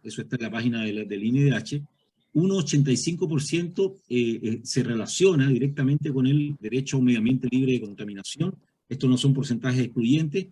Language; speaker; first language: Spanish; native; Spanish